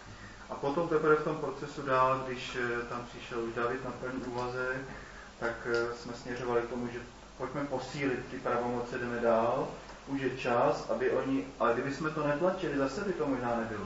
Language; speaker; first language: Czech; native; Czech